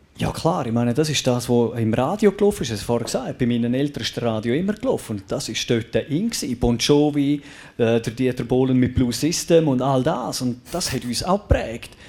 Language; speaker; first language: German; native; German